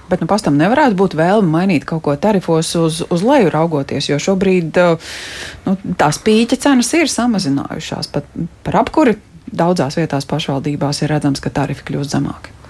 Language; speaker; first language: Latvian; native; Latvian